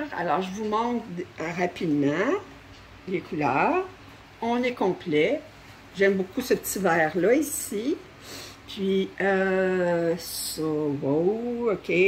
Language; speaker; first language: French; native; French